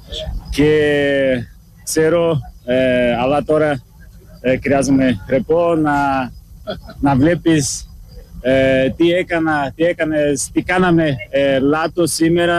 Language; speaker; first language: Greek; non-native, learner; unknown